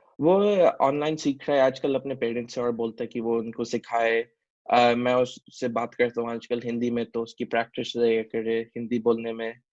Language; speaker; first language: Hindi; early bilingual, heritage; Hindi